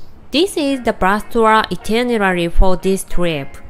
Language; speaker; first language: English; non-native, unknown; Japanese